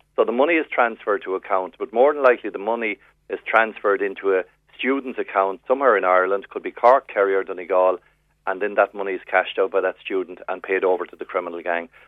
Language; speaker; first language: English; native; English